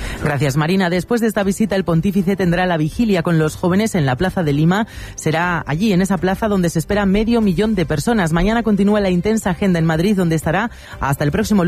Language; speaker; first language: Spanish; native; Spanish